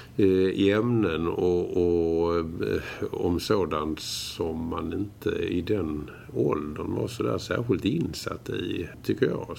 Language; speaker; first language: Swedish; native; Swedish